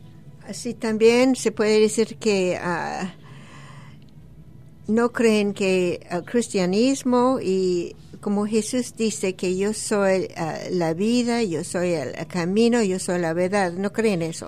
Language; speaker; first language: Spanish; non-native, fluent; English